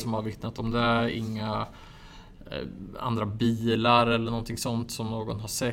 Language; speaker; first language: Swedish; native; Swedish